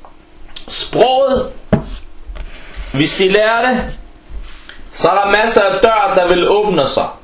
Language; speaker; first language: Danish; non-native, fluent; Arabic